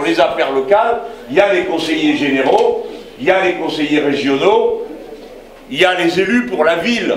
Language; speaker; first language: French; native; French